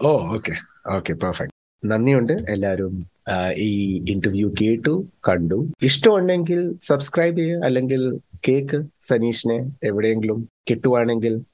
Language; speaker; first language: Malayalam; early bilingual, heritage; Malayalam